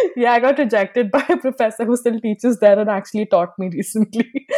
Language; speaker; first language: English; non-native, local second language; Hindi